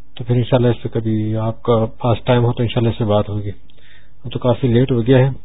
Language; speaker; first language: Urdu; non-native, local second language; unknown